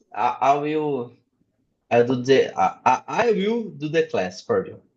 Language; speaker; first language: English; non-native, learner; Portuguese